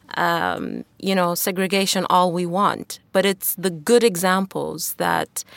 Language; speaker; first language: English; non-native, fluent; Wolof